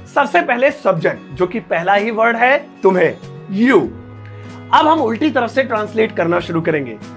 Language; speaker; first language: Hindi; native; Hindi